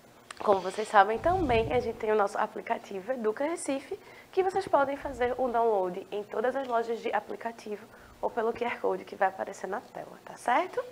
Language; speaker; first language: Portuguese; native; Portuguese